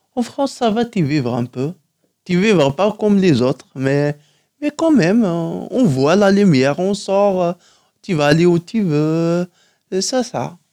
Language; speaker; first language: French; non-native, local second language; Kabyle